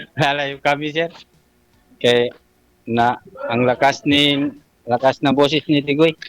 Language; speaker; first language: Filipino; non-native, local second language; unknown